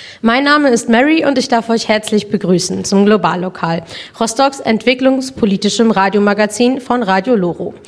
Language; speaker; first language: German; native; German